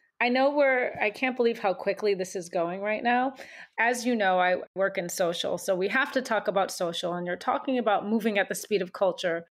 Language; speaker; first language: English; native; English